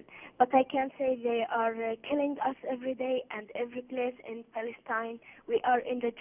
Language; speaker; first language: English; non-native, learner; Arabic